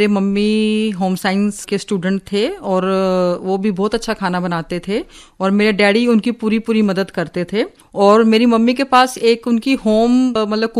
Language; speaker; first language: Hindi; native; Hindi